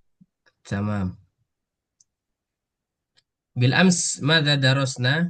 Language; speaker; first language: Arabic; non-native, local second language; Indonesian